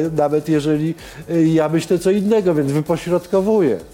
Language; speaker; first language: Polish; native; Polish